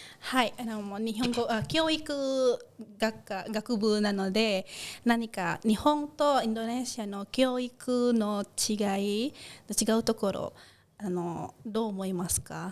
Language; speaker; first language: Japanese; non-native, fluent; Indonesian